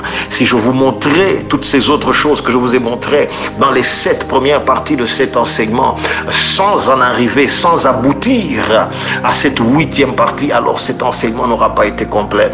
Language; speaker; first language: French; native; French